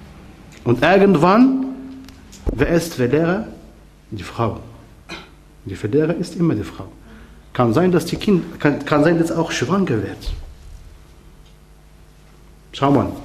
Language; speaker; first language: German; non-native, learner; Arabic